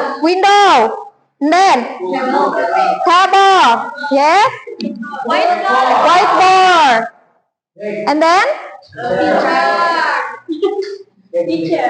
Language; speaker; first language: English; non-native, learner; Indonesian